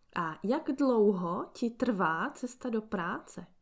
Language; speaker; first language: Czech; native; Czech